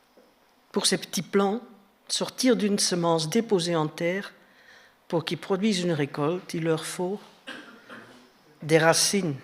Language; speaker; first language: French; native; French